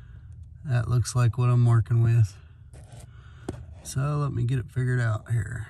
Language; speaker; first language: English; native; English